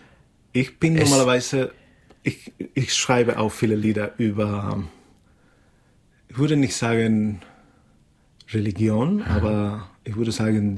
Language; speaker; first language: German; non-native, learner; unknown